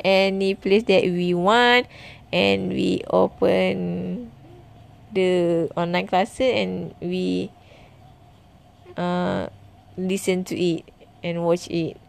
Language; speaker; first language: English; non-native, learner; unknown